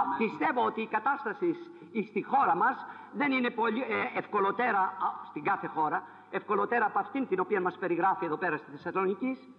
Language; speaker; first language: Greek; non-native, fluent; French